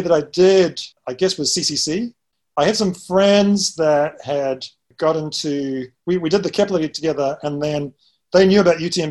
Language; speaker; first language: English; native; English